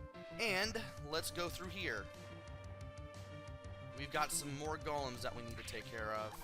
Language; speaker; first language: English; native; English